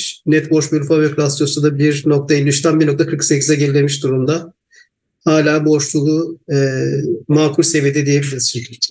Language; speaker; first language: Turkish; native; Turkish